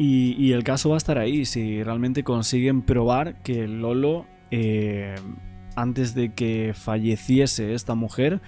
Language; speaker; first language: Spanish; native; Spanish